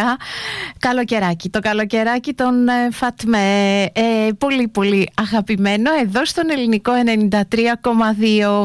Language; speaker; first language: Greek; native; Greek